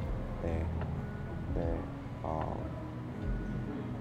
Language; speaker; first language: Korean; non-native, fluent; Cantonese